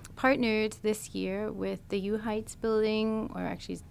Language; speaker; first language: English; non-native, fluent; German